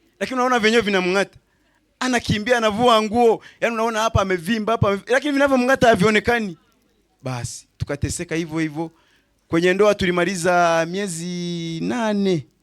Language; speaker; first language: Swahili; native; Swahili